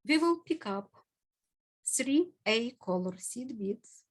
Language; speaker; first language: English; non-native, fluent; Ukrainian